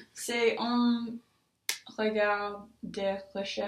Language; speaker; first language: French; non-native, learner; English